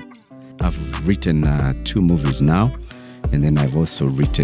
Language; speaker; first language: English; non-native, local second language; Nyankole